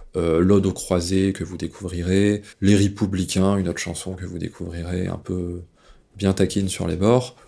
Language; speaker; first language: French; native; French